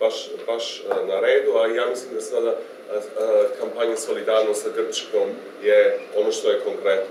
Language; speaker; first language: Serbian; non-native, fluent; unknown